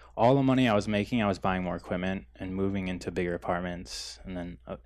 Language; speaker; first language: English; native; English